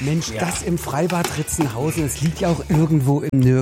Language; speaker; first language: German; native; German